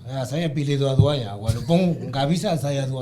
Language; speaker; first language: Indonesian; non-native, learner; Spanish